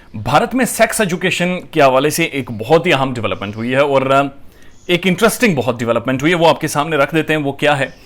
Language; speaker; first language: Urdu; native; Urdu